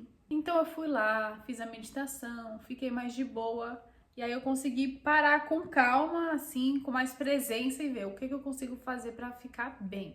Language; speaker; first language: Portuguese; native; Portuguese